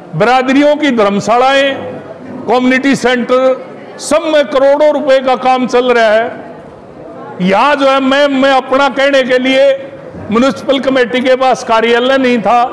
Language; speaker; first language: Hindi; native; Hindi